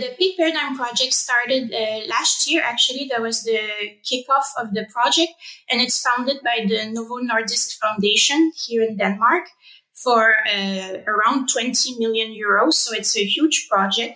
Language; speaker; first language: English; non-native, fluent; French